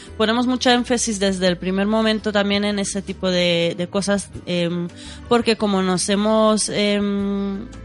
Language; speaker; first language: Spanish; non-native, fluent; Hebrew